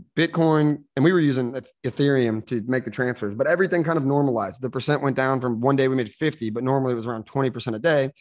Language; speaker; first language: English; native; English